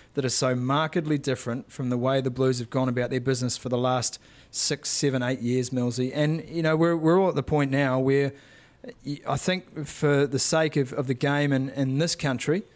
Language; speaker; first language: English; native; English